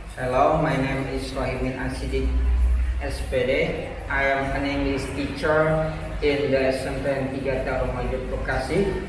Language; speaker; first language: English; non-native, learner; Indonesian